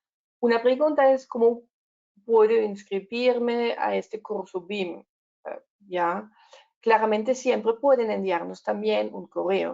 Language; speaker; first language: Spanish; non-native, learner; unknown